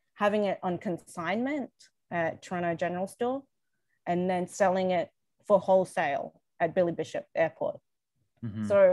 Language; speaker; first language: English; native; English